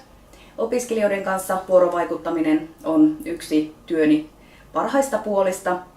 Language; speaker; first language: Finnish; native; Finnish